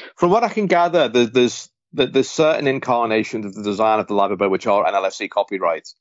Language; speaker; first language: English; native; English